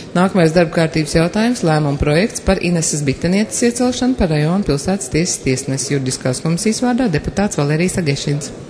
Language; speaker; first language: Latvian; native; Latvian